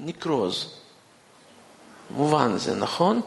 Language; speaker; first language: Hebrew; non-native, fluent; Russian